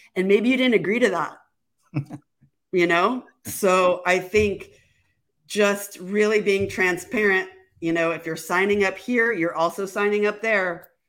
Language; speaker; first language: English; native; English